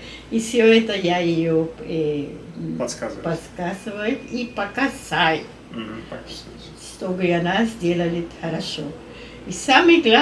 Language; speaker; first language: Russian; non-native, learner; Spanish